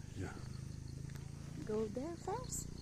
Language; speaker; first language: English; non-native, local second language; Cebuano